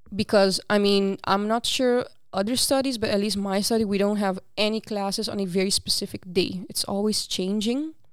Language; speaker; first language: English; non-native, fluent; Papiamento